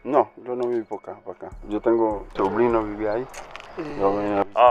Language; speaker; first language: Spanish; non-native, learner; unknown